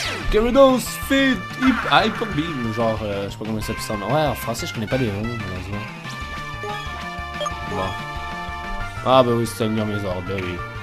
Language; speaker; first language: French; native; French